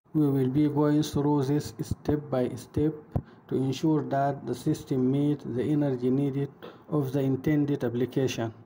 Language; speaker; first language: English; non-native, fluent; Arabic